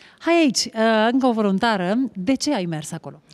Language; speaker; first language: Romanian; native; Romanian